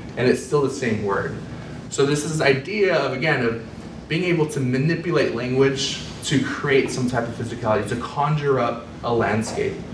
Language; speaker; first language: English; native; English